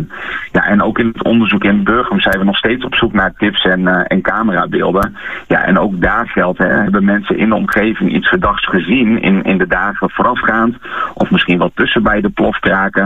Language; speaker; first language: Dutch; native; Dutch